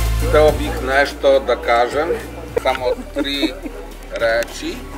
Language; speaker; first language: Serbian; non-native, learner; Polish